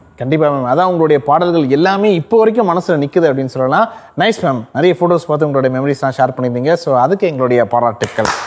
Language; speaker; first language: Tamil; native; Tamil